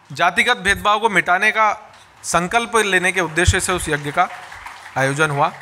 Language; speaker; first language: Hindi; native; Hindi